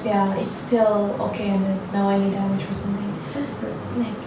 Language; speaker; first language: English; non-native, learner; Turkish